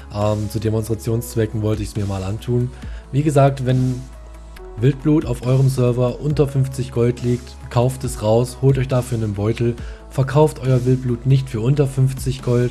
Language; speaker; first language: German; native; German